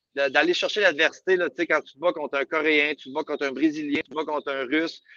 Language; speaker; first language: French; native; French